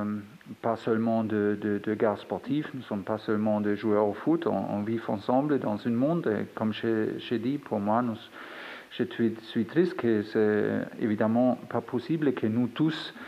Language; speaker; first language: French; non-native, fluent; German